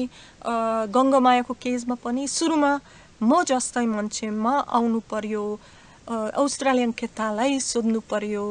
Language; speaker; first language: Nepali; non-native, learner; Slovak